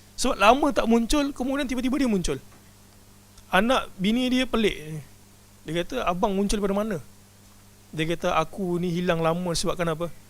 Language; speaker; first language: Malay; native; Malay